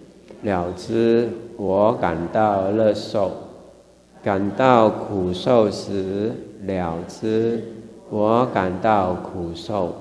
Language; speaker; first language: Chinese; native; Chinese